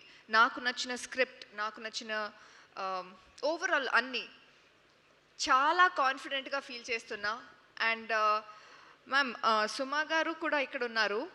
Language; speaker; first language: Telugu; non-native, fluent; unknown